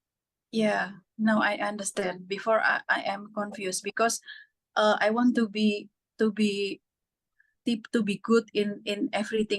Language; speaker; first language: English; non-native, fluent; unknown